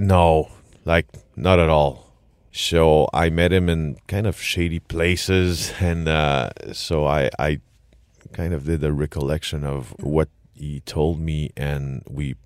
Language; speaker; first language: English; non-native, fluent; French